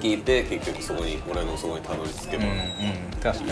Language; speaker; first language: Japanese; native; Japanese